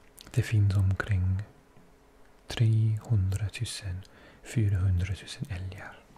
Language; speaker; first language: Swedish; non-native, learner; Welsh